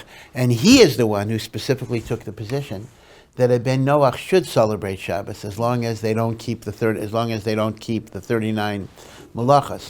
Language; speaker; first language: English; native; English